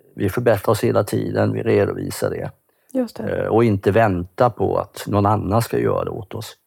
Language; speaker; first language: Swedish; native; Swedish